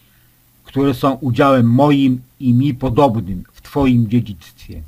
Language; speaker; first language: Polish; native; Polish